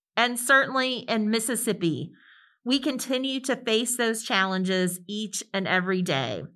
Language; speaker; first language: English; native; English